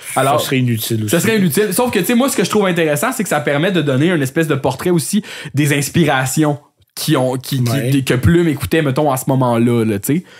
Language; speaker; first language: French; native; French